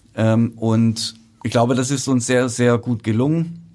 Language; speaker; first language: German; native; German